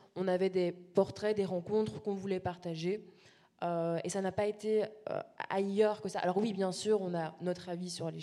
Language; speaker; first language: French; native; French